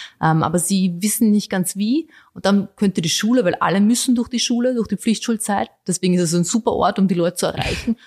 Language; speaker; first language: German; early bilingual, other home language; Bosnian